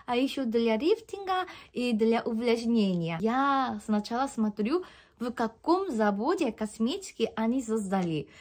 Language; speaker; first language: Russian; non-native, fluent; Korean